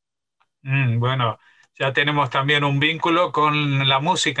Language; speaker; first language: Spanish; native; Spanish